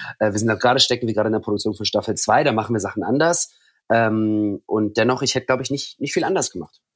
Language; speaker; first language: German; early bilingual, other home language; Russian